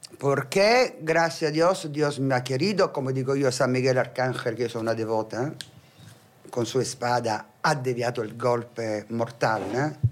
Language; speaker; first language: Spanish; non-native, fluent; Italian